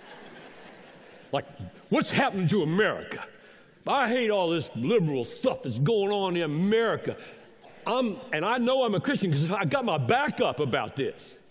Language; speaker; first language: English; native; English